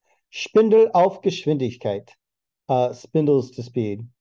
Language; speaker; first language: German; non-native, learner; English